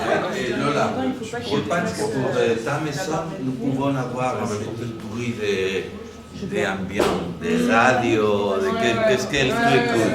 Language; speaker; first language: French; non-native, learner; Spanish